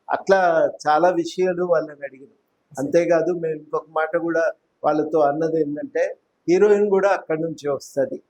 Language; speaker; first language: Telugu; native; Telugu